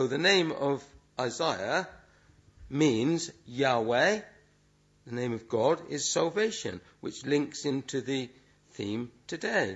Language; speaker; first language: English; native; English